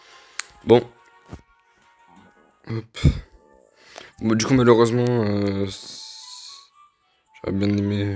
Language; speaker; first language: French; native; French